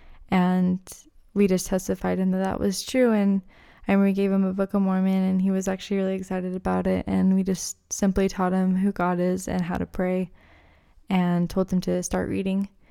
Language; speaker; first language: English; native; English